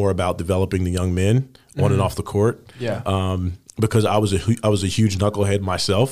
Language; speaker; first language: English; native; English